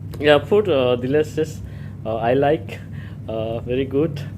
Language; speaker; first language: English; non-native, learner; Nepali